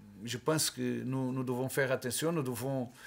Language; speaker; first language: French; non-native, learner; Portuguese